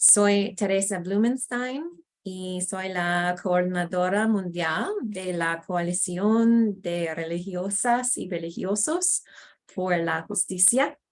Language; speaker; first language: Spanish; non-native, fluent; English